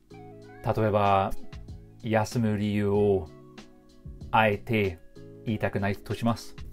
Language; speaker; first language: Japanese; non-native, fluent; English